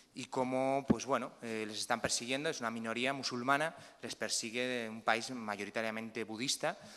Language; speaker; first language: Spanish; native; Spanish